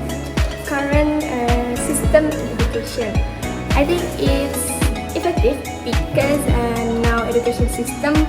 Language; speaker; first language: English; non-native, learner; Indonesian